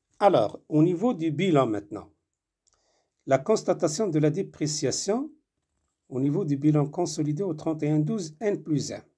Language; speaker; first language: French; non-native, local second language; Arabic